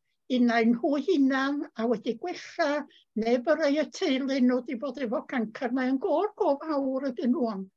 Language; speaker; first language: Welsh; native; Welsh